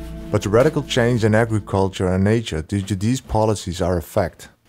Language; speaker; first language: English; non-native, fluent; Dutch